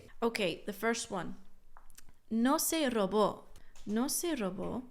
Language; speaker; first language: Spanish; non-native, fluent; English